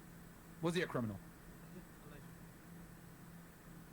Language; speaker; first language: English; native; English